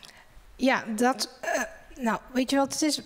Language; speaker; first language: Dutch; non-native, fluent; Indonesian